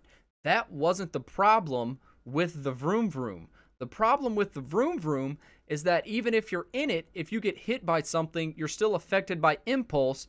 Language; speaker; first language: English; native; English